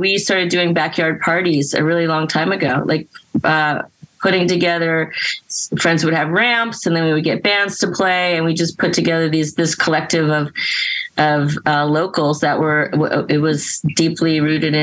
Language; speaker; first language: English; native; English